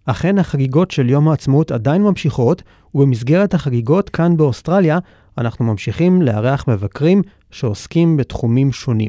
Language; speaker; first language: Hebrew; native; Hebrew